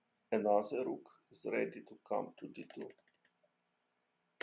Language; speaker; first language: English; non-native, fluent; Ukrainian